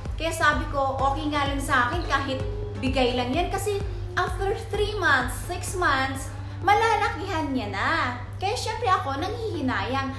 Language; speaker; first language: Filipino; native; Filipino